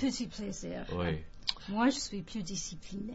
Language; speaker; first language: French; non-native, fluent; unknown